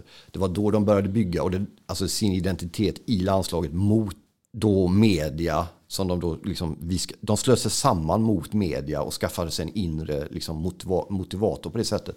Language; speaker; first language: Swedish; native; Swedish